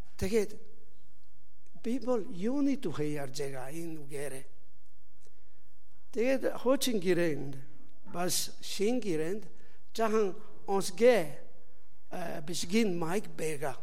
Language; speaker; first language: Mongolian; non-native, learner; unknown